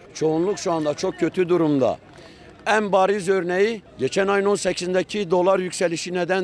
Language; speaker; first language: Turkish; native; Turkish